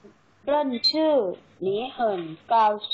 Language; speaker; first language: Chinese; non-native, learner; Thai